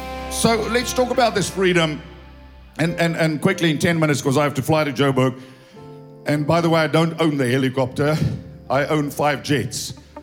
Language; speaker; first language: English; non-native, local second language; Afrikaans